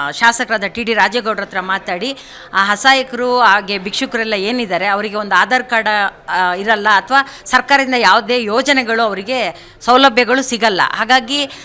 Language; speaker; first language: Kannada; non-native, local second language; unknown